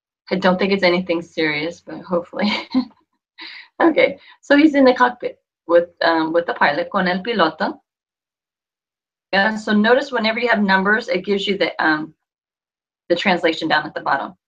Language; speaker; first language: English; native; English